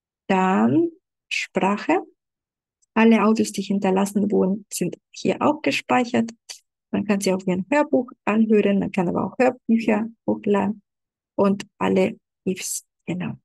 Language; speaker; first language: German; non-native, fluent; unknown